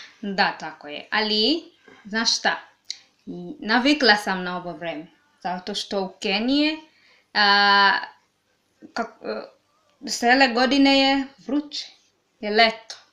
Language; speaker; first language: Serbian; non-native, learner; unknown